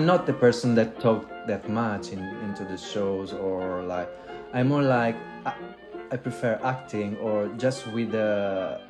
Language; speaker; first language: English; non-native, fluent; Italian